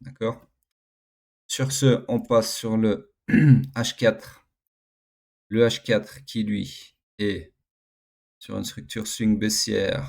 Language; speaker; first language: French; native; French